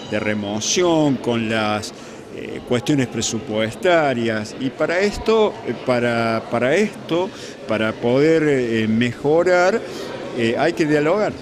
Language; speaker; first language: Spanish; native; Spanish